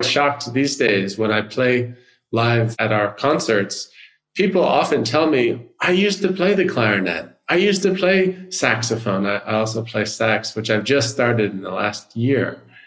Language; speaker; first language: English; native; English